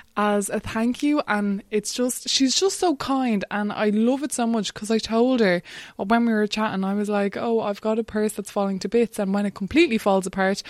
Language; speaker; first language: English; native; English